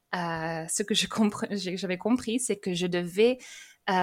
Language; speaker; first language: French; early bilingual, other home language; English